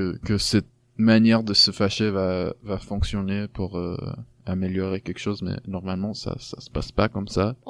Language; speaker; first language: French; non-native, fluent; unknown